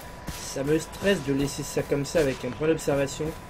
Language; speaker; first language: French; native; French